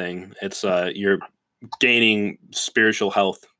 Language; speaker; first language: English; native; English